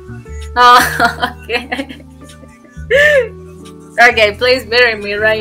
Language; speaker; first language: English; non-native, learner; Spanish